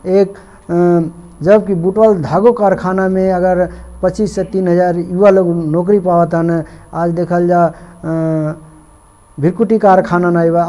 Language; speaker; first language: Bhojpuri; native; Bhojpuri